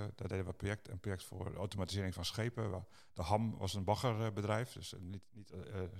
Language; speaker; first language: Dutch; native; Dutch